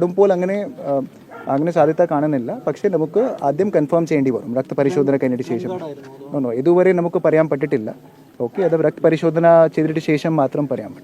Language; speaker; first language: Malayalam; non-native, learner; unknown